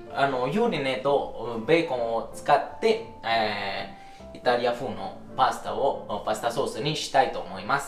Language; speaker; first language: Japanese; non-native, fluent; Italian